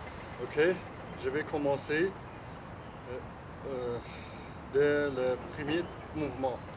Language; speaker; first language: French; non-native, learner; Chinese